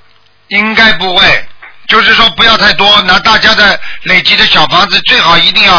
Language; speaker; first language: Chinese; native; Chinese